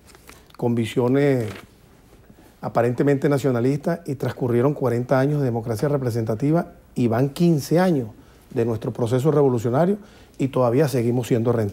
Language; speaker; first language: Spanish; native; Spanish